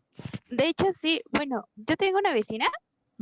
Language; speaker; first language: Spanish; native; Spanish